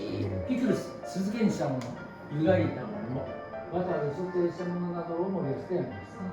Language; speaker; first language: Japanese; native; Japanese